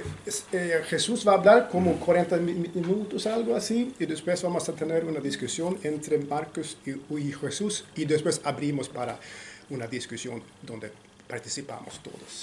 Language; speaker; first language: Spanish; non-native, fluent; Swedish